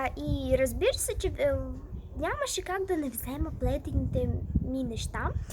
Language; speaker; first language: Bulgarian; non-native, fluent; Ukrainian